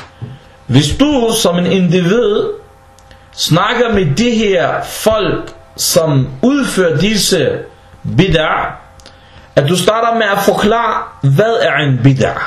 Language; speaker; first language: Danish; non-native, fluent; Arabic